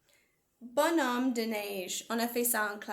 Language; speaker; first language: French; non-native, learner; English